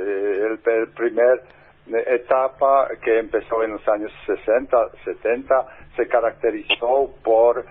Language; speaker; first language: Spanish; non-native, fluent; Polish